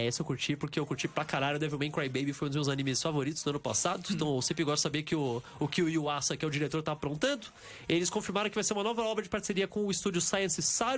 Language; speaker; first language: Portuguese; native; Portuguese